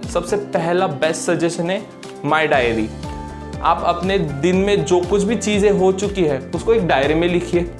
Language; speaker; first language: Hindi; non-native, local second language; Marathi